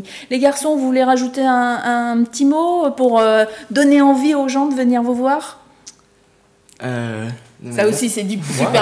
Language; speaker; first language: French; native; French